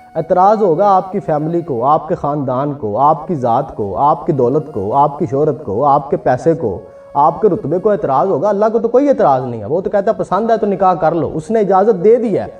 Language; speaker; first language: Urdu; non-native, local second language; Punjabi